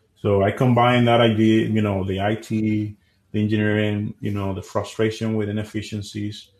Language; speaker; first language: English; non-native, fluent; Spanish